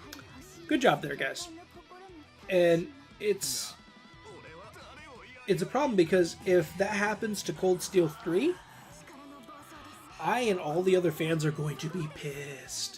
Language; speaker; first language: English; native; English